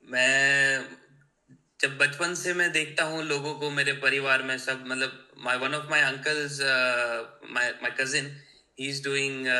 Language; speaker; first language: Hindi; non-native, local second language; Gujarati